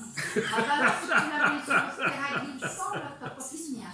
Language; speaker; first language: French; native; French